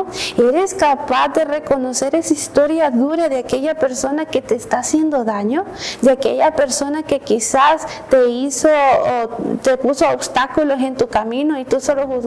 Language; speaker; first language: Spanish; native; Spanish